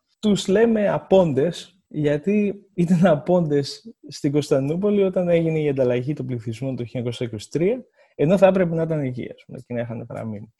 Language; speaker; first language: Greek; native; Greek